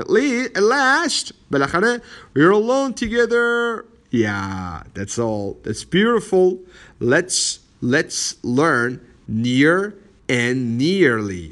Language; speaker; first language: English; non-native, fluent; Persian